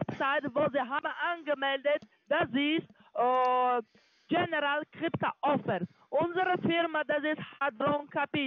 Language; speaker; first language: German; non-native, learner; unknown